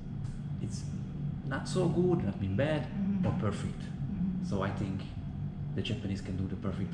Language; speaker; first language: English; non-native, learner; Hungarian